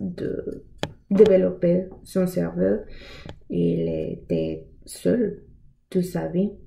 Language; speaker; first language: French; non-native, learner; English